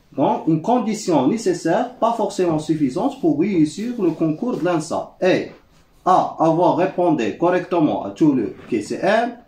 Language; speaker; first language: French; non-native, local second language; Arabic